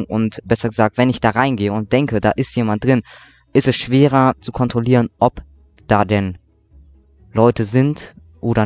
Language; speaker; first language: German; native; German